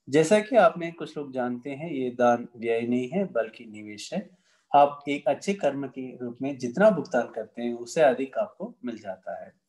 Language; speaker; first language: Hindi; non-native, local second language; Tamil